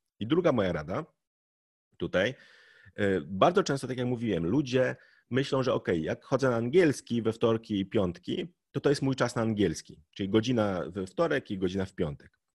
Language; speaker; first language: Polish; native; Polish